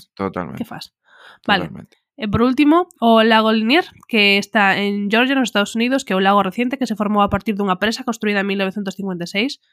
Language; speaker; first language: Galician; non-native, local second language; Spanish